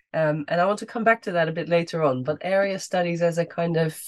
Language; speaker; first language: English; non-native, fluent; Dutch